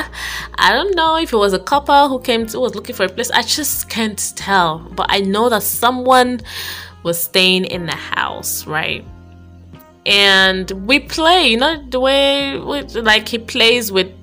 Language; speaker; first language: English; non-native, local second language; Igbo